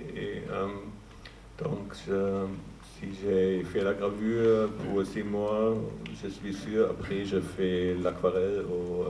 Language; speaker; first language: French; non-native, fluent; German